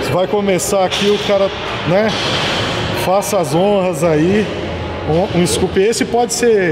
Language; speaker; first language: Portuguese; native; Portuguese